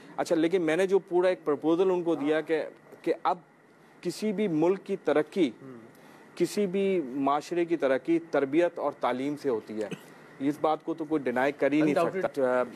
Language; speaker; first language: Urdu; non-native, local second language; Memoni